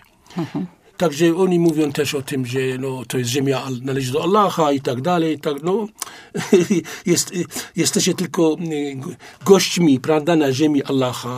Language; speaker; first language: Polish; non-native, fluent; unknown